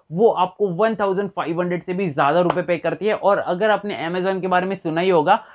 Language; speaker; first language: Hindi; native; Hindi